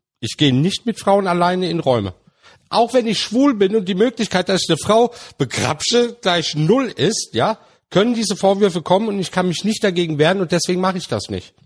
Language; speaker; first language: German; early bilingual, other home language; Turkish